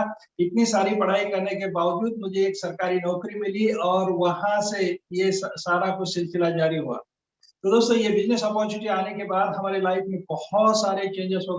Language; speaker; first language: Hindi; native; Hindi